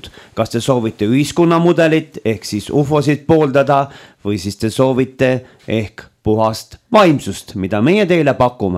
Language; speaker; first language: Estonian; native; Estonian